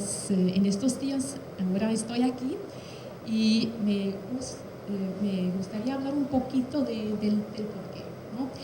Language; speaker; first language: Spanish; non-native, fluent; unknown